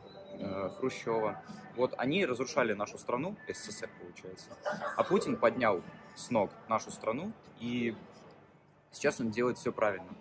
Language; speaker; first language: Russian; native; Russian